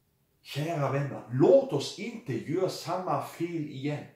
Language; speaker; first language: Swedish; non-native, fluent; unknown